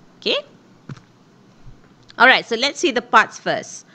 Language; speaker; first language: English; non-native, local second language; Malay